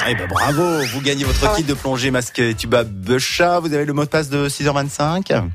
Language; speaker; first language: French; native; French